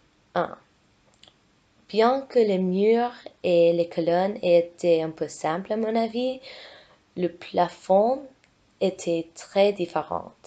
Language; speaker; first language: French; non-native, fluent; English